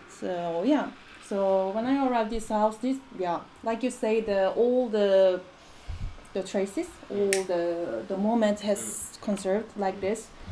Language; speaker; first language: English; non-native, fluent; Korean